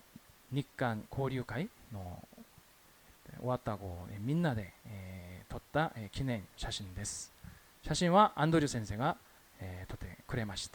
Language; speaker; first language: Japanese; non-native, fluent; Korean